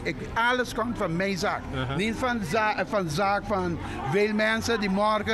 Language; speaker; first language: Dutch; non-native, learner; Papiamento